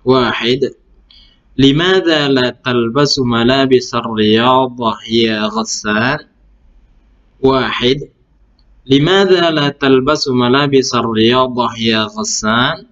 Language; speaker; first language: Arabic; non-native, fluent; Indonesian